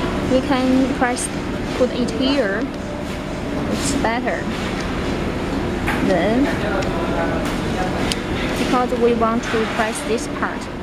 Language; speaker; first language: English; non-native, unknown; Chinese